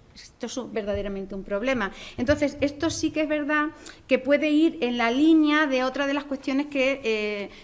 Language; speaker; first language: Spanish; native; Spanish